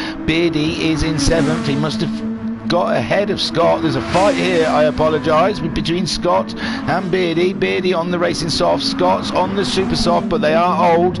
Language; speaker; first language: English; native; English